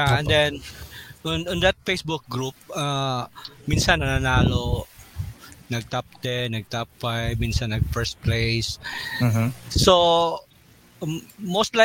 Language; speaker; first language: English; non-native, local second language; Cebuano